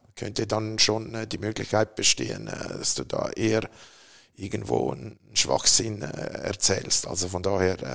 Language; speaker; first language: German; native; German